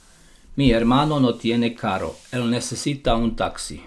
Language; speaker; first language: Spanish; non-native, fluent; Slovak